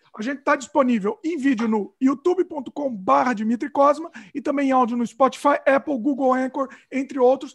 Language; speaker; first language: Portuguese; native; Portuguese